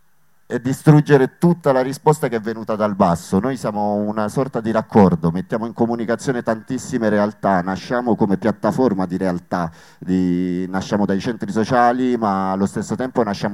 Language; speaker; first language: Italian; native; Italian